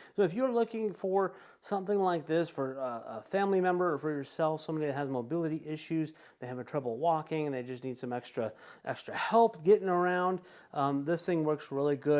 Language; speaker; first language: English; native; English